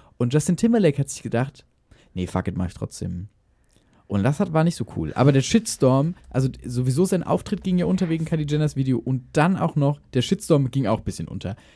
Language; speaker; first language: German; native; German